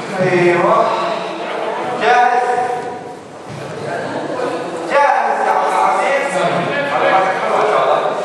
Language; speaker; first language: Arabic; native; Arabic